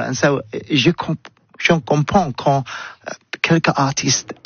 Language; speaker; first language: French; non-native, learner; English